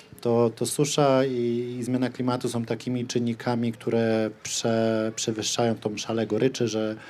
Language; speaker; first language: Polish; native; Polish